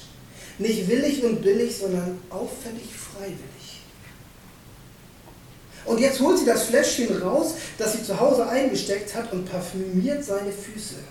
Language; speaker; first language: German; native; German